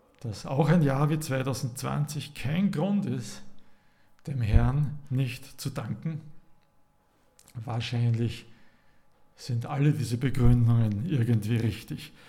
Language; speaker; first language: German; native; German